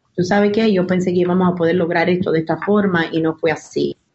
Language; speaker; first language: Spanish; early bilingual, heritage; Spanish